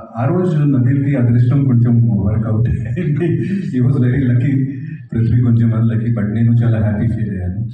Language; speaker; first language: Telugu; non-native, fluent; Hindi